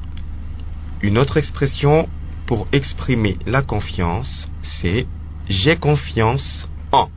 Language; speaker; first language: French; non-native, local second language; Lingala